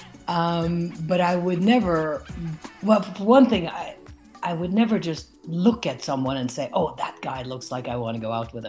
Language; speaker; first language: English; non-native, fluent; Norwegian